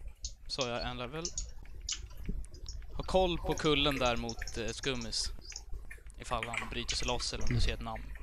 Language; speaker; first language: Swedish; native; Swedish